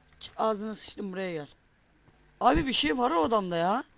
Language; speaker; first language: Turkish; native; Turkish